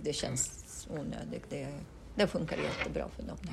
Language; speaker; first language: Swedish; non-native, fluent; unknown